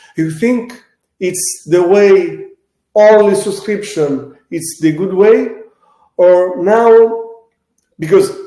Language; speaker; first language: English; non-native, fluent; Italian